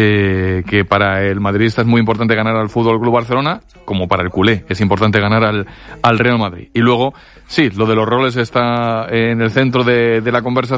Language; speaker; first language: Spanish; native; Spanish